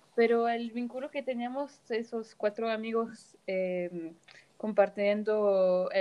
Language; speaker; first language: Spanish; non-native, fluent; French